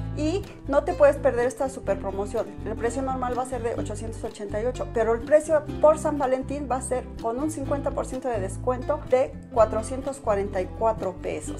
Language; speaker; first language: Spanish; native; Spanish